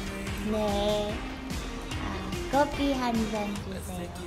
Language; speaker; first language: Korean; non-native, learner; Filipino